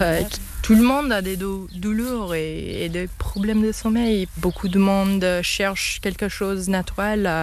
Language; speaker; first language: French; non-native, learner; English